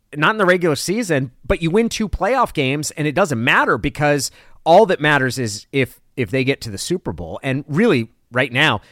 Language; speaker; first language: English; native; English